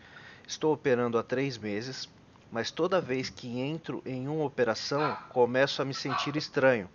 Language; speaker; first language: Portuguese; native; Portuguese